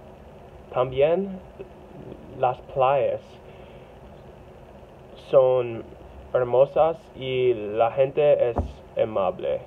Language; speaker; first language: Spanish; non-native, learner; English